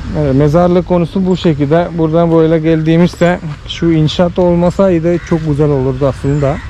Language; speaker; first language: Turkish; non-native, fluent; Malayalam